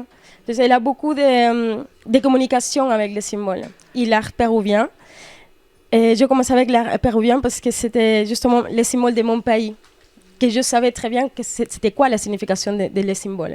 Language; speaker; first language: French; non-native, fluent; Spanish